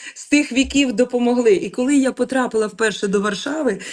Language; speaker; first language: Ukrainian; native; Ukrainian